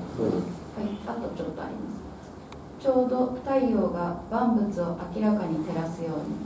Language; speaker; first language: Japanese; native; Japanese